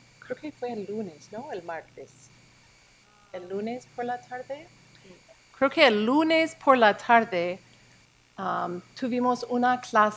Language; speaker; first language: Spanish; non-native, fluent; English